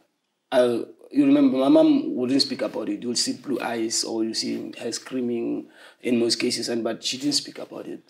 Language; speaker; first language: English; non-native, local second language; Zulu